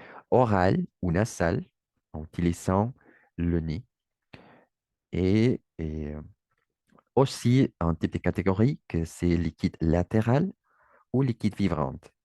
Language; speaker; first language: French; non-native, learner; Spanish